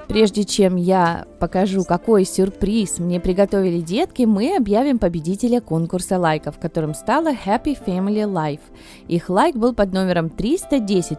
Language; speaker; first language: Russian; native; Russian